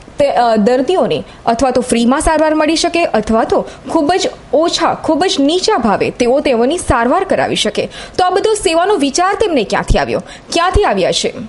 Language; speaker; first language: Gujarati; native; Gujarati